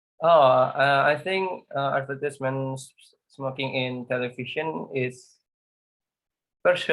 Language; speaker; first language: English; non-native, learner; Indonesian